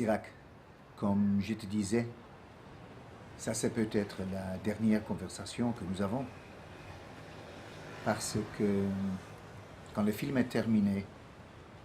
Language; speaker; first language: French; non-native, learner; Dutch